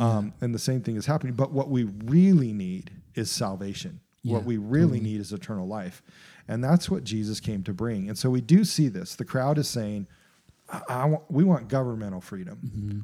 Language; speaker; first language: English; native; English